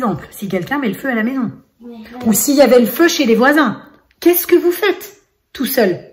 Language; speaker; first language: French; native; French